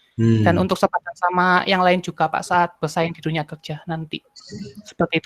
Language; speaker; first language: Indonesian; native; Indonesian